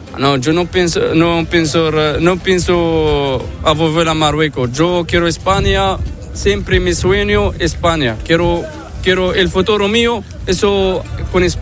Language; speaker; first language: Spanish; non-native, learner; Arabic